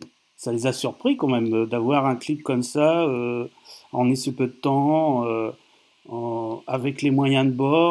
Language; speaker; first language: French; native; French